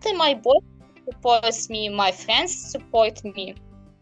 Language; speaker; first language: English; non-native, learner; Ukrainian